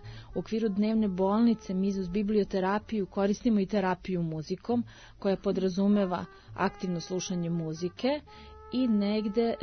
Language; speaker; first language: Serbian; native; Serbian